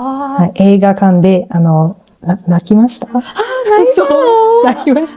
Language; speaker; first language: Japanese; non-native, learner; English